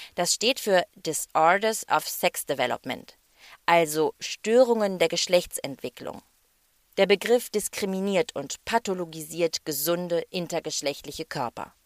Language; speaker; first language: German; native; German